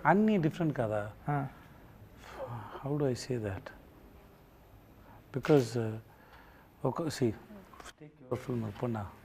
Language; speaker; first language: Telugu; non-native, learner; Tamil